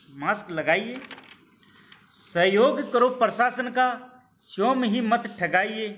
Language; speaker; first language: Hindi; native; Hindi